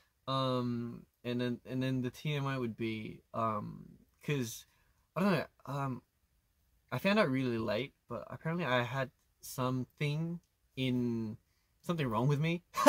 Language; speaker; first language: English; early bilingual, other home language; Korean